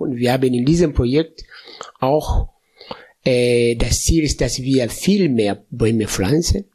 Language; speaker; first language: German; non-native, fluent; Swahili